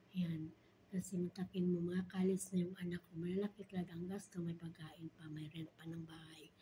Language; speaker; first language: Filipino; non-native, local second language; Cebuano